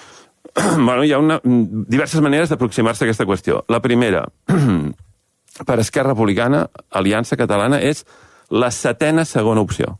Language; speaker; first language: Catalan; native; Catalan